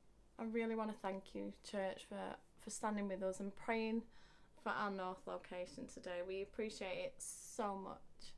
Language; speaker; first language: English; native; English